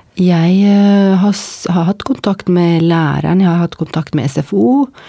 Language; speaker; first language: Norwegian; non-native, fluent; Arabic